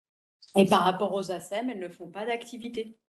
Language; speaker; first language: French; native; French